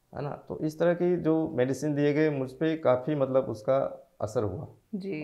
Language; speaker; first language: Hindi; native; Hindi